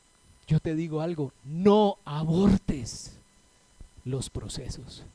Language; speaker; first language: Spanish; native; Spanish